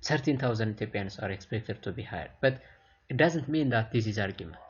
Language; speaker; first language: English; non-native, local second language; Amharic